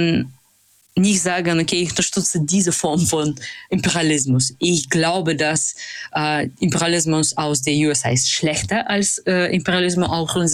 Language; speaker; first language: German; non-native, fluent; Russian